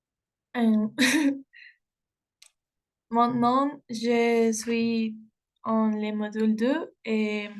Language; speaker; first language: French; non-native, learner; Spanish